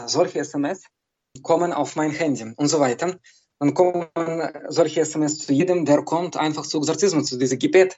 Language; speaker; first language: German; non-native, fluent; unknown